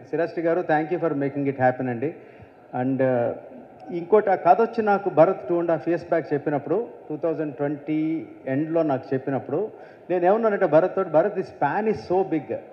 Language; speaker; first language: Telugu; native; Telugu